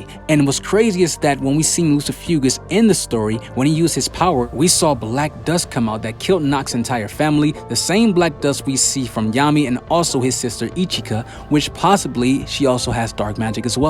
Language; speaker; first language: English; native; English